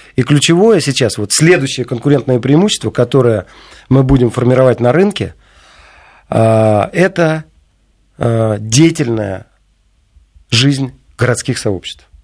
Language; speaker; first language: Russian; native; Russian